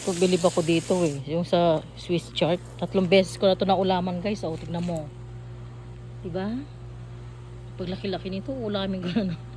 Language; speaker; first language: Filipino; non-native, local second language; Iloko